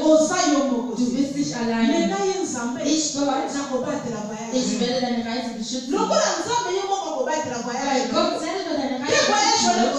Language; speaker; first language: German; non-native, fluent; Lingala